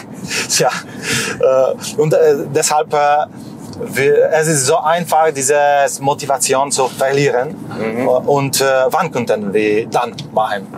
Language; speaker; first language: German; non-native, learner; Polish